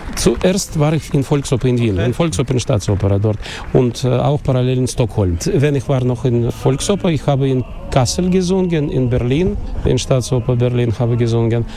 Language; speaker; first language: German; non-native, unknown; Russian